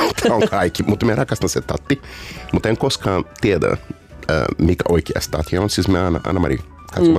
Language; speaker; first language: Finnish; non-native, fluent; Portuguese